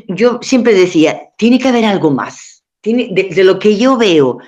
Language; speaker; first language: Spanish; native; Spanish